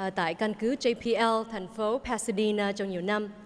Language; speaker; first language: Vietnamese; early bilingual, heritage; Vietnamese